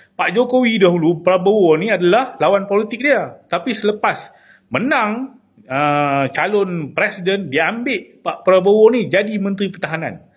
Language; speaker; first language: Malay; native; Malay